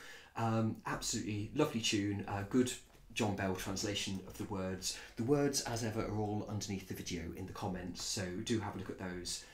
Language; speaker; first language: English; native; English